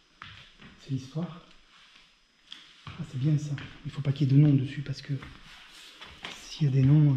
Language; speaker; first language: French; native; French